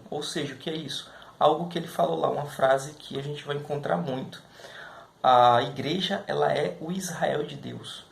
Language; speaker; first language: Portuguese; native; Portuguese